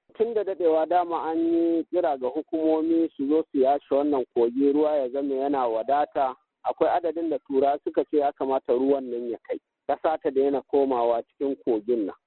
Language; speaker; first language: Hausa; native; Hausa